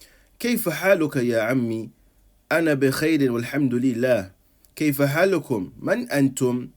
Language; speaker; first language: Arabic; non-native, fluent; English